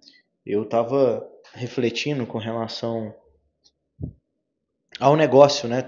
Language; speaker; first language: Portuguese; native; Portuguese